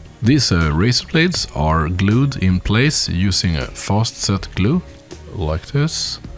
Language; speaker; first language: English; non-native, fluent; Swedish